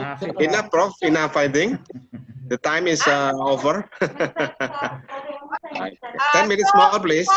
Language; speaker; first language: English; non-native, learner; Indonesian